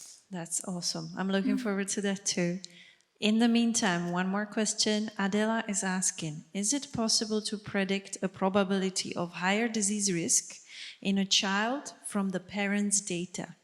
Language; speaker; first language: English; non-native, fluent; Czech